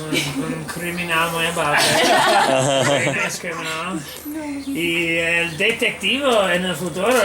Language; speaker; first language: Spanish; non-native, learner; English